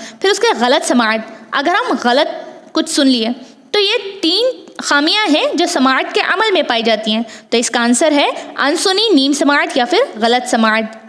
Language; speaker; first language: Urdu; native; Urdu